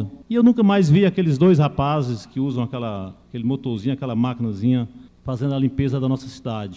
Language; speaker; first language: Portuguese; native; Portuguese